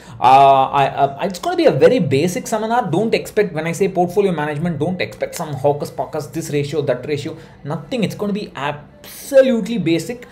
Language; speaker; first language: English; non-native, local second language; Tamil